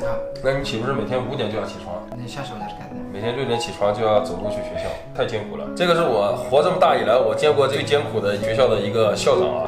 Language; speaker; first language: Chinese; native; Chinese